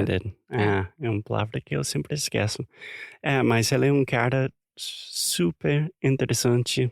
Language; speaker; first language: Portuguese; non-native, fluent; English